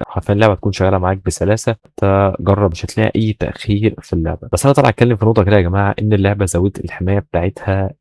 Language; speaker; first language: Arabic; native; Arabic